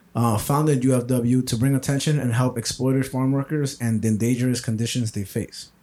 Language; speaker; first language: English; early bilingual, other home language; Spanish